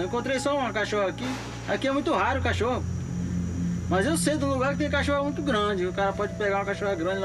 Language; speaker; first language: Portuguese; native; Portuguese